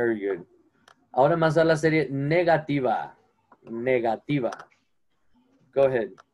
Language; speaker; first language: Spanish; native; Spanish